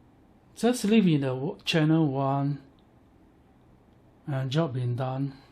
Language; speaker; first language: English; non-native, learner; Chinese